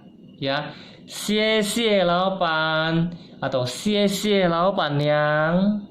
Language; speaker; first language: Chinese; non-native, fluent; Indonesian